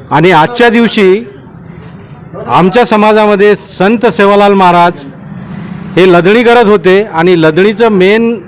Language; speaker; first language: Marathi; non-native, local second language; Lambadi